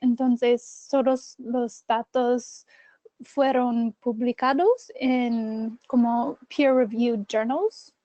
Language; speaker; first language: Spanish; non-native, learner; English